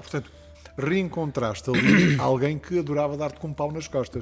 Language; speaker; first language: Portuguese; native; Portuguese